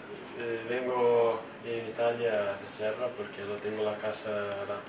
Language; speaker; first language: Spanish; non-native, learner; Lithuanian